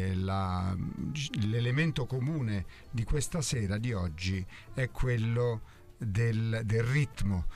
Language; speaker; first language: Italian; native; Italian